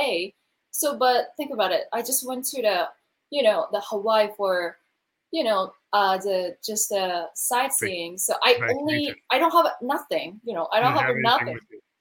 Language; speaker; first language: English; non-native, learner; Japanese